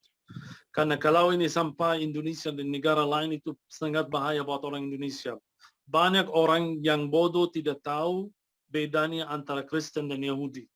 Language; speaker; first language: Indonesian; non-native, fluent; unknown